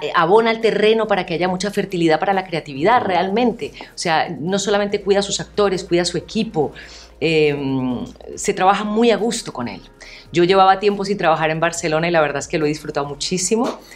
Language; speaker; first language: Spanish; native; Spanish